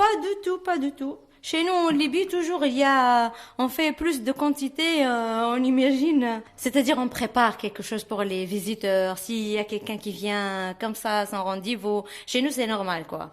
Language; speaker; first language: French; non-native, fluent; Arabic